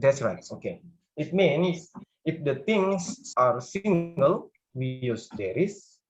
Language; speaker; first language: English; non-native, learner; Indonesian